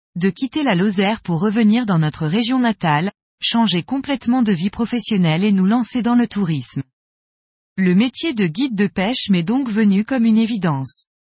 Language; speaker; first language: French; native; French